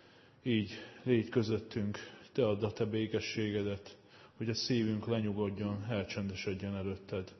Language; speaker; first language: Hungarian; native; Hungarian